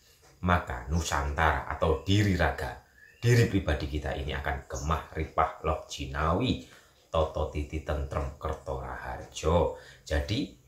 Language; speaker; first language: Indonesian; native; Indonesian